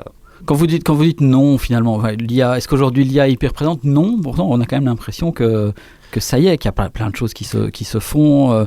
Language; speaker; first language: French; native; French